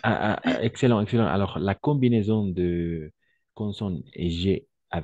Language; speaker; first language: French; non-native, fluent; Spanish